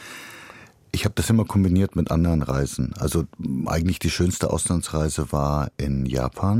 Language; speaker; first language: German; early bilingual, other home language; Bulgarian